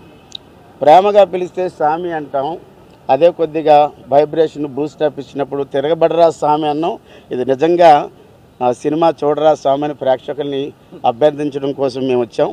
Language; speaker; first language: Telugu; native; Telugu